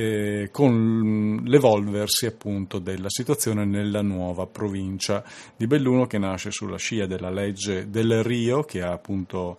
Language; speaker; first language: Italian; native; Italian